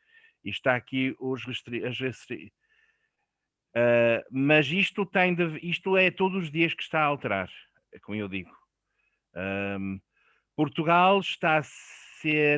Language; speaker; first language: Portuguese; non-native, fluent; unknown